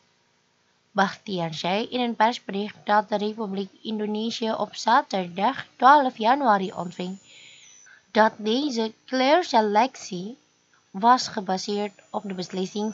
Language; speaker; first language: Dutch; non-native, fluent; Indonesian